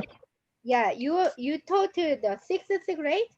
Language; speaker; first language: English; non-native, learner; Korean